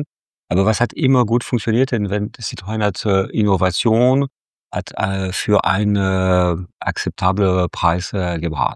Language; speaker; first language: German; non-native, fluent; French